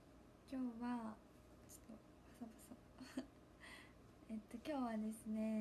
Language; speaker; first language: Japanese; native; Japanese